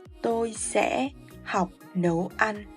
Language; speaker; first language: Vietnamese; non-native, fluent; Korean